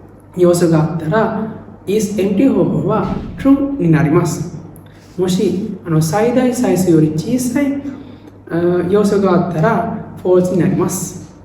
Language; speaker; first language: Japanese; non-native, learner; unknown